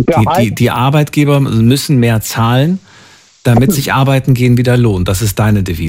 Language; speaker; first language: German; native; German